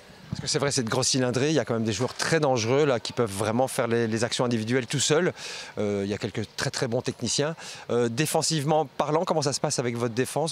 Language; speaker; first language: French; native; French